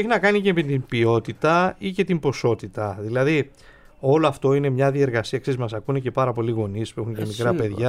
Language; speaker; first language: Greek; native; Greek